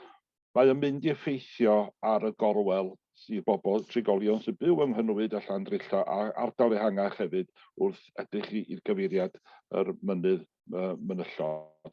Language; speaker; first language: Welsh; native; Welsh